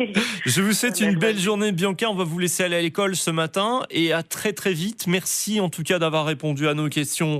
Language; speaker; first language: French; native; French